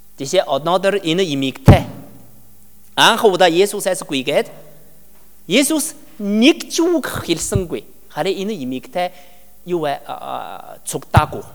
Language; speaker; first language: Mongolian; non-native, learner; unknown